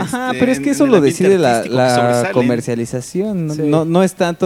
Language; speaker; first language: Spanish; native; Spanish